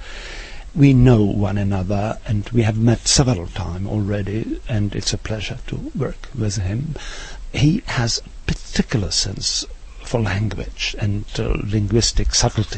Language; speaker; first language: English; non-native, fluent; Czech